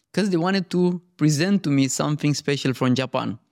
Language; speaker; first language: English; non-native, fluent; Romanian